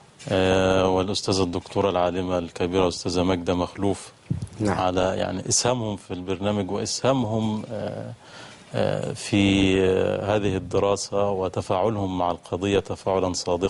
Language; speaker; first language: Arabic; native; Arabic